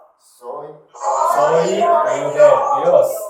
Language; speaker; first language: Spanish; non-native, learner; Korean